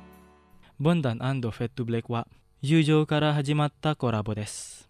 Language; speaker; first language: Japanese; non-native, learner; Indonesian